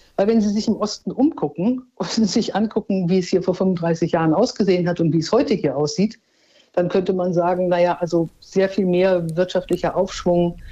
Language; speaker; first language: German; native; German